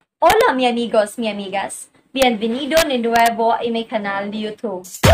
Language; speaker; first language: Spanish; non-native, learner; Cebuano